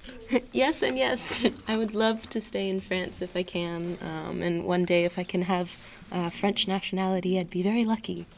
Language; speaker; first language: English; native; English